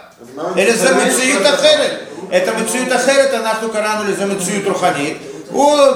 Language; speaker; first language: Hebrew; non-native, fluent; Russian